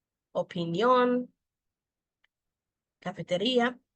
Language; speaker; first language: Spanish; non-native, fluent; English